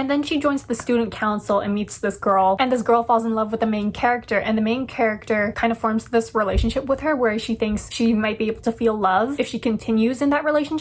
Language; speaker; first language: English; native; English